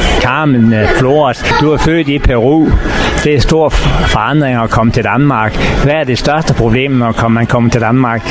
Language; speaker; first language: Danish; native; Danish